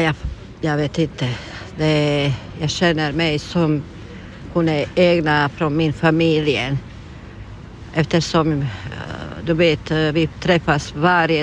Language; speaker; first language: Swedish; non-native, learner; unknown